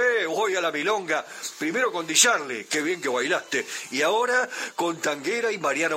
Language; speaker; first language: Spanish; native; Spanish